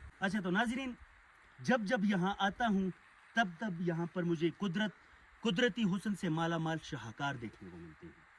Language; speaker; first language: Urdu; non-native, local second language; Pashto